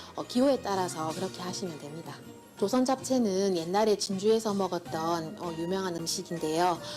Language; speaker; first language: Korean; native; Korean